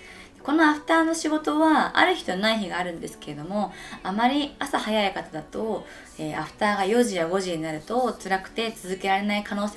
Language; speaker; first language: Japanese; native; Japanese